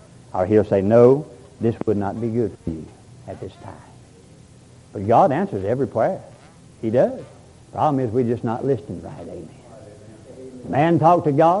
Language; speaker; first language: English; native; English